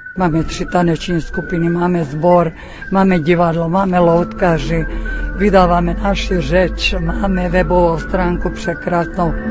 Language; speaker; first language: Czech; early bilingual, heritage; Czech